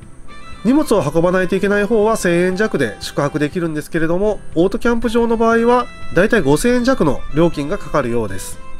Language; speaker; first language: Japanese; native; Japanese